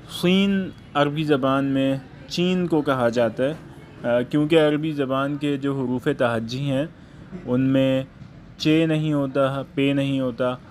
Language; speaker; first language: Urdu; native; Urdu